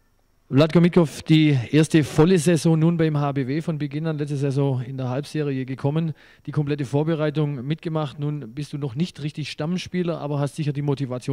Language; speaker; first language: German; native; German